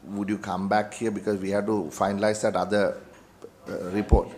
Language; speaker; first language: English; non-native, local second language; Sinhala